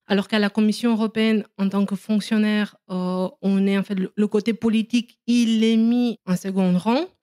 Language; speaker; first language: French; non-native, fluent; Romanian